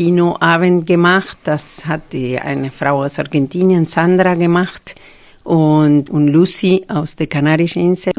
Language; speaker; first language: German; non-native, fluent; Spanish